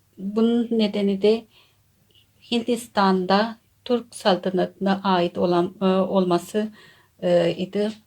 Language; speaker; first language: Turkish; non-native, fluent; Urdu